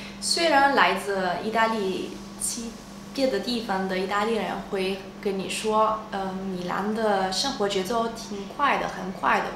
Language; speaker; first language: Chinese; non-native, fluent; Italian